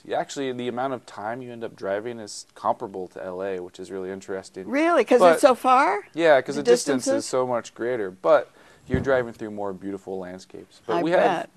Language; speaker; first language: English; native; English